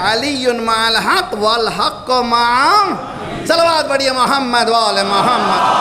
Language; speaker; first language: Urdu; native; Urdu